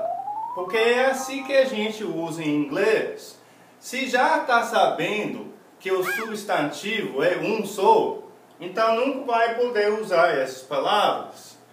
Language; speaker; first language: Portuguese; non-native, fluent; English